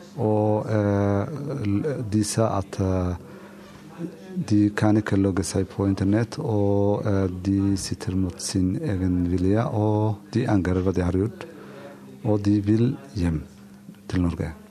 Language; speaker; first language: Norwegian; non-native, fluent; Somali